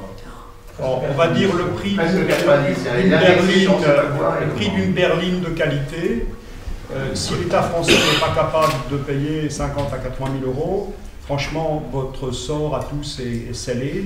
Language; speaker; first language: French; native; French